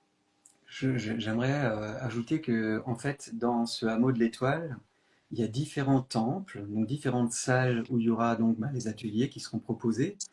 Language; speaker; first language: French; native; French